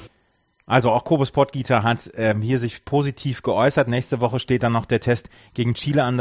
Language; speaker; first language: German; native; German